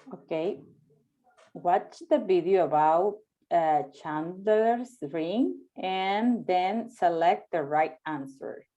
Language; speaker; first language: English; non-native, learner; Spanish